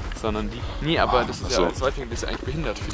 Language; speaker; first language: German; native; German